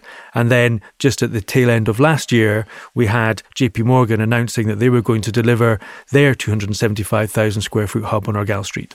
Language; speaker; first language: English; native; English